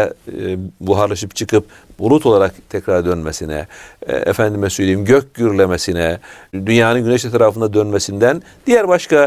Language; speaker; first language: Turkish; native; Turkish